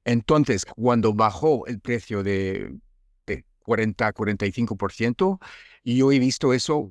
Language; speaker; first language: Spanish; non-native, fluent; French